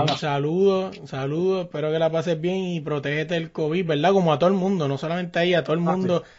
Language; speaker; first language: Spanish; native; Spanish